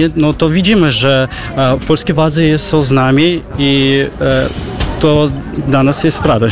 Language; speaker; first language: Polish; non-native, fluent; Russian